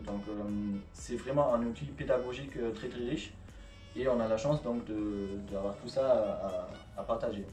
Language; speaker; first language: French; non-native, fluent; German